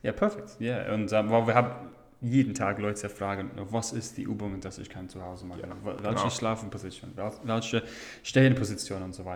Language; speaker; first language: German; non-native, fluent; English